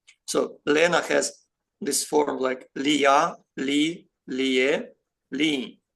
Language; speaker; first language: Hindi; non-native, fluent; Ukrainian